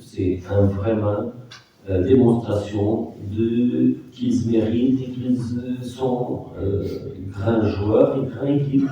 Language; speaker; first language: French; non-native, fluent; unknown